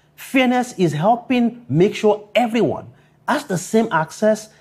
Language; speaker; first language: English; non-native, local second language; Yoruba